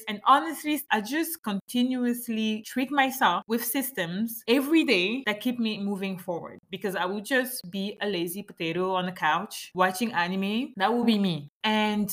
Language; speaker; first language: English; non-native, fluent; French